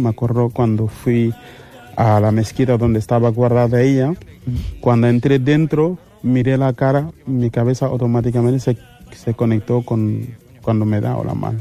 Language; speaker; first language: Spanish; non-native, fluent; Mandingo